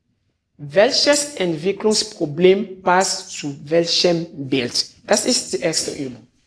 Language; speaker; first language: German; non-native, fluent; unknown